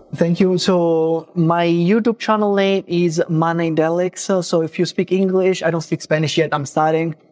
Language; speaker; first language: English; non-native, fluent; Italian